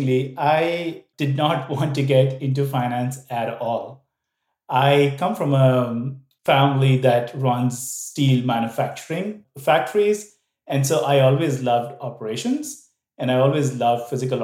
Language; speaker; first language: English; non-native, local second language; Hindi